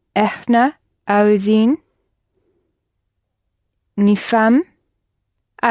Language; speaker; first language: Arabic; non-native, learner; English